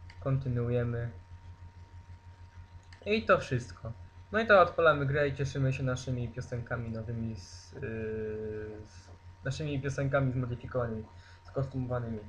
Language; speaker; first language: Polish; native; Polish